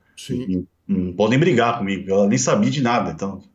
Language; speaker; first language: Portuguese; native; Portuguese